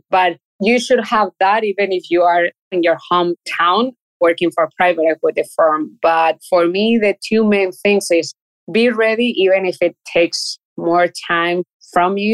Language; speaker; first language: English; non-native, fluent; Spanish